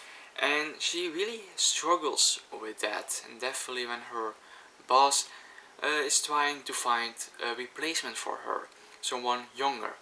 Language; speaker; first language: English; non-native, fluent; Dutch